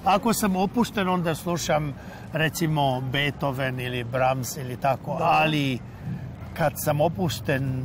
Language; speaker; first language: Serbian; non-native, local second language; Hungarian